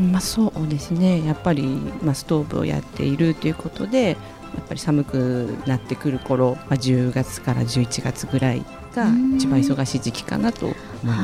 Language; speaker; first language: Japanese; native; Japanese